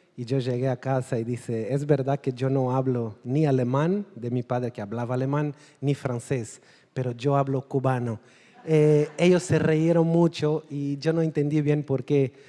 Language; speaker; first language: Spanish; non-native, fluent; Portuguese